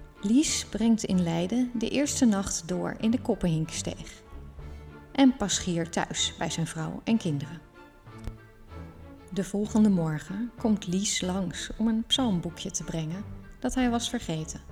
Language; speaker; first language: Dutch; native; Dutch